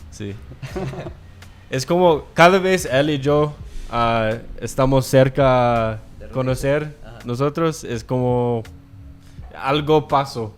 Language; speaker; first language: Spanish; non-native, learner; English